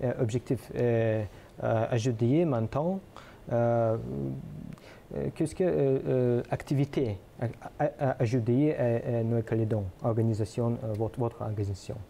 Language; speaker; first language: French; non-native, learner; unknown